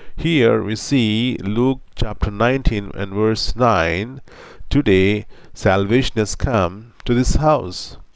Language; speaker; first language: English; non-native, local second language; Telugu